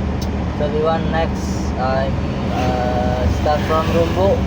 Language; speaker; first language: English; non-native, learner; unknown